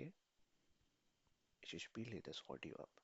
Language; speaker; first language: German; non-native, fluent; Urdu